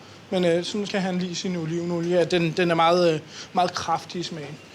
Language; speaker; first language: Danish; native; Danish